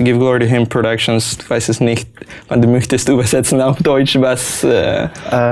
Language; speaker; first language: German; non-native, learner; Spanish